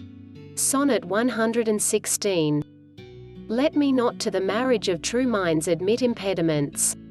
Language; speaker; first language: English; native; English